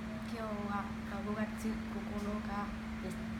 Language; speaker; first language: Japanese; non-native, learner; Vietnamese